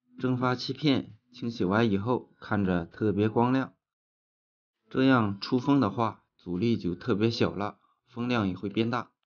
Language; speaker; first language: Chinese; native; Chinese